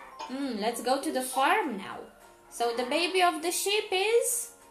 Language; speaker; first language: English; non-native, fluent; Romanian